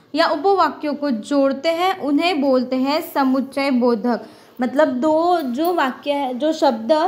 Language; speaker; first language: Hindi; non-native, local second language; Marathi